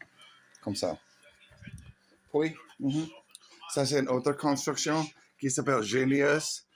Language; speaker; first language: French; non-native, learner; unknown